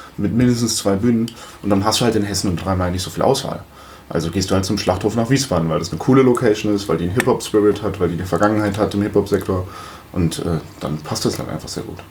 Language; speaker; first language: German; native; German